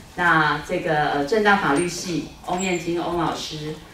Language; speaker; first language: Chinese; native; Chinese